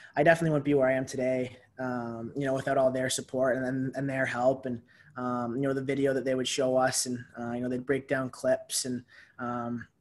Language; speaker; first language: English; native; English